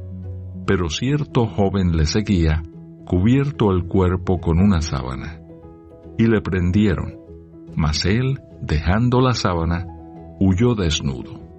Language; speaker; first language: Spanish; native; Spanish